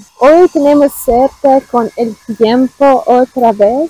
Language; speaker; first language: Spanish; non-native, fluent; Russian